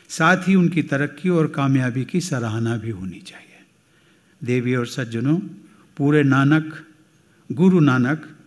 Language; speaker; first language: Hindi; native; Hindi